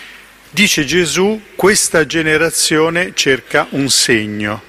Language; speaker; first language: Italian; native; Italian